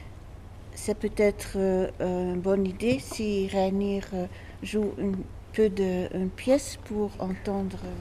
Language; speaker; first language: French; non-native, fluent; Dutch